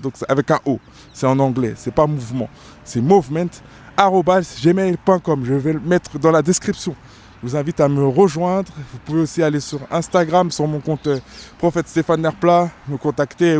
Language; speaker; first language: French; native; French